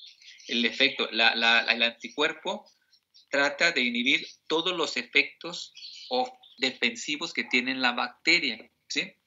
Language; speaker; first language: Spanish; native; Spanish